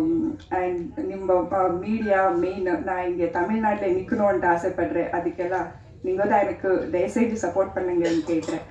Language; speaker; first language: Tamil; non-native, fluent; Kannada